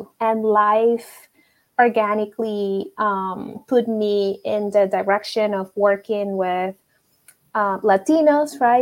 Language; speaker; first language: English; non-native, fluent; Spanish